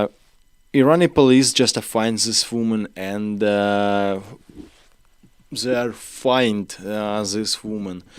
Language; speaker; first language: English; non-native, learner; Ukrainian